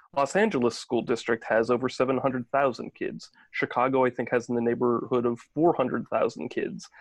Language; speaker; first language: English; native; English